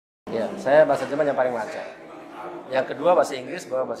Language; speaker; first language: Indonesian; early bilingual, heritage; German